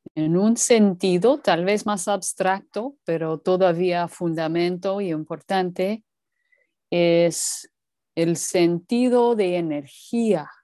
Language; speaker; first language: Spanish; non-native, learner; English